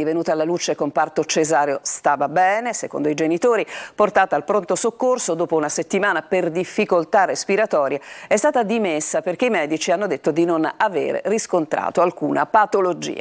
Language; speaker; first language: Italian; native; Italian